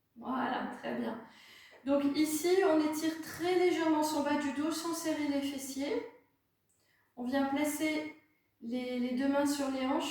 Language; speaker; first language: French; native; French